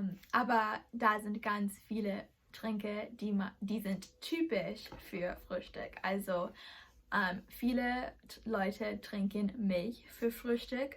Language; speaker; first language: German; non-native, learner; English